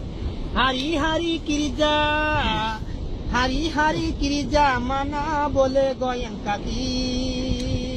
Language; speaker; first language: Indonesian; non-native, learner; Bangla